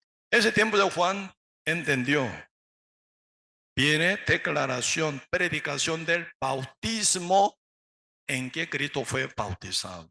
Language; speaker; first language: Spanish; non-native, learner; Korean